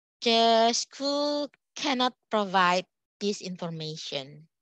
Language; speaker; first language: English; non-native, local second language; Indonesian